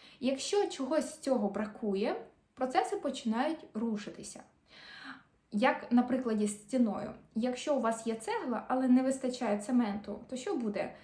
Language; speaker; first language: Ukrainian; non-native, local second language; Russian